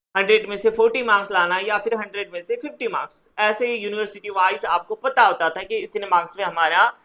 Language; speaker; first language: Hindi; non-native, local second language; Marathi